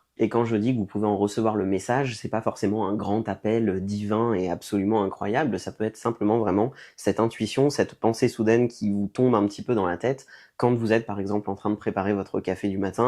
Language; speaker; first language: French; native; French